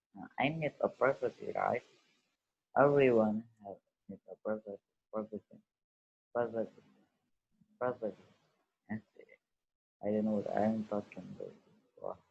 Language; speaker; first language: English; non-native, learner; Indonesian